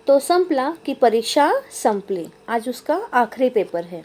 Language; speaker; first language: Hindi; non-native, local second language; Marathi